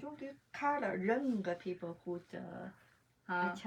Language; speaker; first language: Hindi; non-native, fluent; Chinese